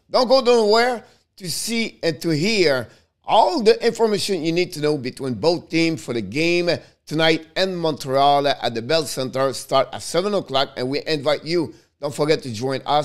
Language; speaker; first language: English; non-native, fluent; French